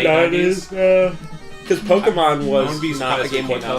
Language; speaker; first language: English; native; English